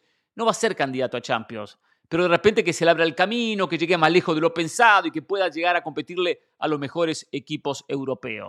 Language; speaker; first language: Spanish; native; Spanish